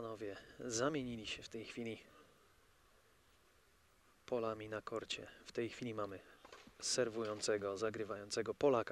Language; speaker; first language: Polish; native; Polish